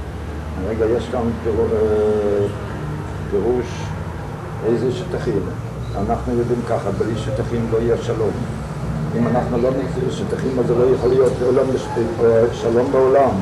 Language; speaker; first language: Hebrew; non-native, fluent; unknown